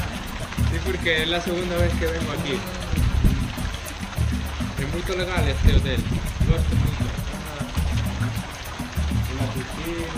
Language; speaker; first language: Spanish; non-native, learner; Portuguese